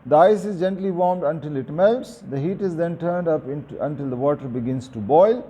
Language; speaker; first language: English; non-native, local second language; Urdu